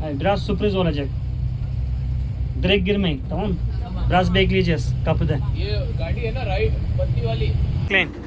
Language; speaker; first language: Turkish; non-native, fluent; Hindi